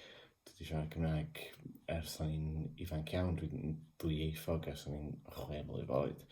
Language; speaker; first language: Welsh; non-native, local second language; English